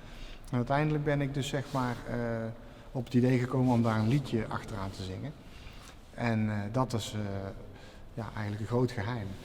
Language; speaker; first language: Dutch; native; Dutch